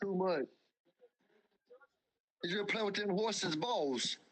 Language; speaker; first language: English; native; English